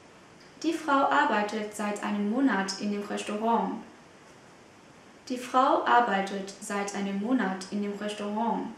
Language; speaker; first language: German; non-native, fluent; Vietnamese